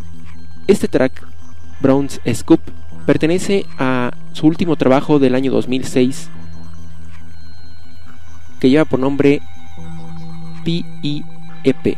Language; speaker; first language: Spanish; native; Spanish